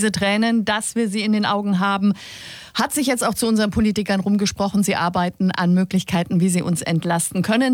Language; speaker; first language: German; native; German